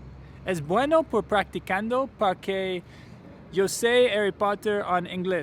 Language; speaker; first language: Spanish; non-native, learner; English